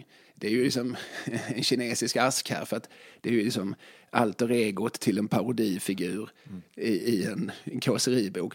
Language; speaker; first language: Swedish; native; Swedish